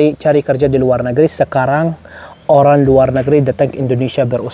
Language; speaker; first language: Indonesian; non-native, fluent; Arabic